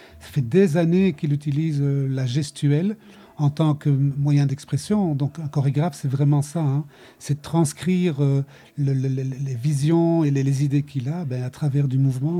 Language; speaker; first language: French; native; French